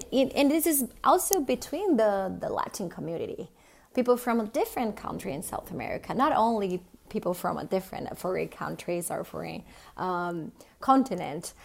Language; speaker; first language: English; non-native, fluent; Portuguese